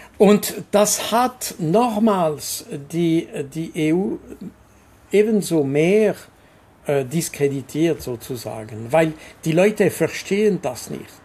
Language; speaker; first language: German; non-native, local second language; French